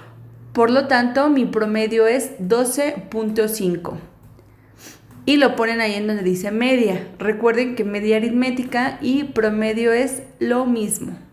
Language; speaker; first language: Spanish; native; Spanish